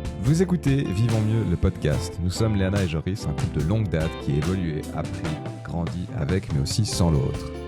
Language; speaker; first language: French; native; French